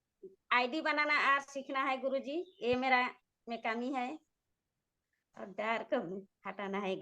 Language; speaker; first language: Hindi; non-native, local second language; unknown